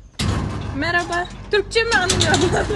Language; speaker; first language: Turkish; non-native, learner; Kazakh